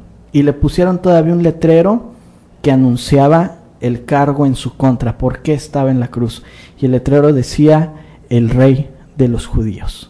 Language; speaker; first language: Spanish; native; Spanish